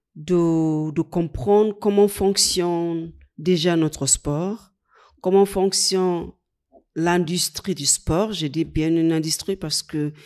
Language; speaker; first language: French; non-native, fluent; English